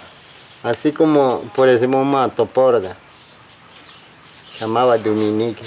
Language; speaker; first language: Portuguese; non-native, local second language; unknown